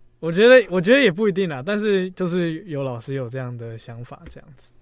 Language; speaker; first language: Chinese; native; Chinese